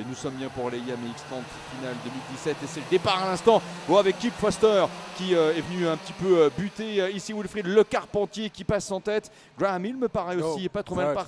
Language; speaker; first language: French; native; French